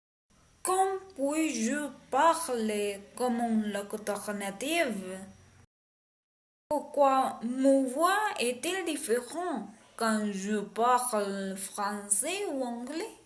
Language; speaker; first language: French; non-native, learner; Spanish